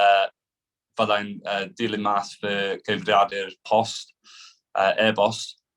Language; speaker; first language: Welsh; non-native, local second language; English